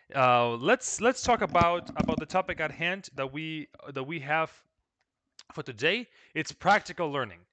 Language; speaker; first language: English; non-native, fluent; Russian